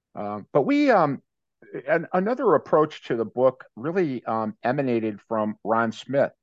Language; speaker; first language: English; native; English